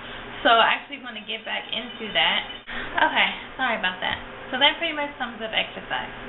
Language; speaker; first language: English; native; English